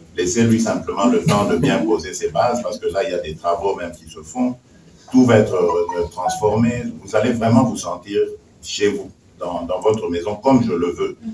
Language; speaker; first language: French; non-native, local second language; Luba-Lulua